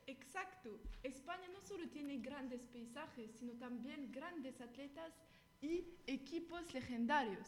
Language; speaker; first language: Spanish; non-native, learner; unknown